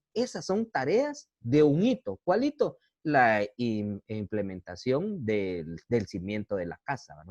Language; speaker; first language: Spanish; native; Spanish